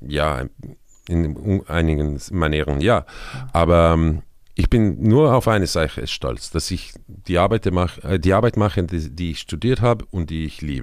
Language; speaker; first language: German; non-native, fluent; Spanish